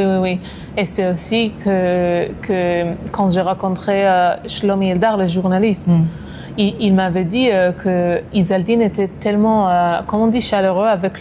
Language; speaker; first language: French; non-native, fluent; Hebrew